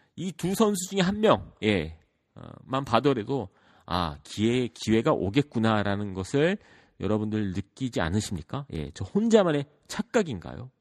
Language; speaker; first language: Korean; early bilingual, heritage; Korean